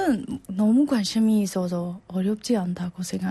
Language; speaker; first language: Korean; non-native, learner; Burmese